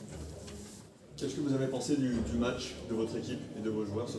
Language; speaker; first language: French; native; French